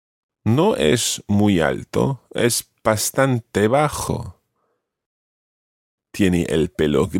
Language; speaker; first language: Spanish; non-native, fluent; English